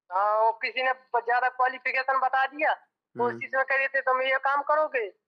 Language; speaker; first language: Hindi; native; Hindi